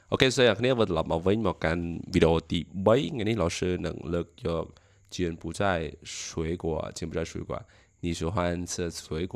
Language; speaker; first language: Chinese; non-native, learner; Khmer